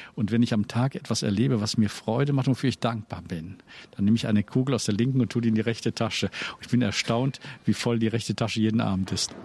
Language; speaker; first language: German; native; German